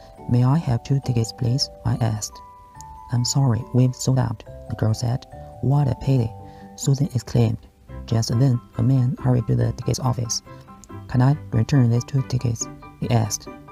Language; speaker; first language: English; non-native, learner; Chinese